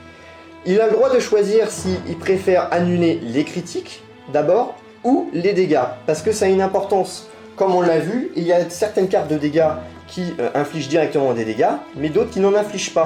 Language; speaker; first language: French; native; French